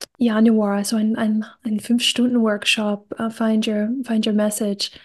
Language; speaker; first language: German; non-native, fluent; English